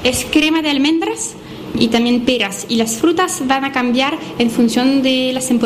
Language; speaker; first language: Spanish; non-native, fluent; French